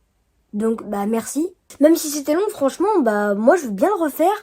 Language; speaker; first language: French; native; French